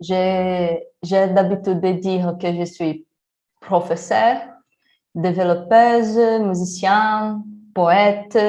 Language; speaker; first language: French; non-native, learner; Portuguese